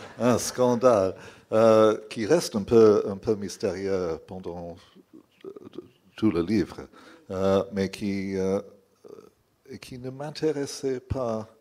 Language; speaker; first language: French; non-native, fluent; English